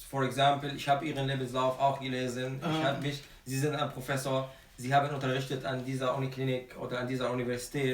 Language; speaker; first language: German; non-native, fluent; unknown